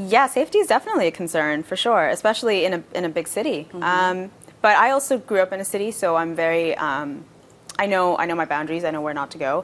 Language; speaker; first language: English; non-native, local second language; Bangla